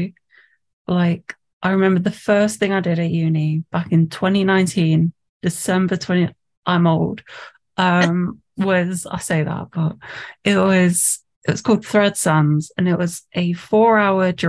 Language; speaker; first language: English; native; English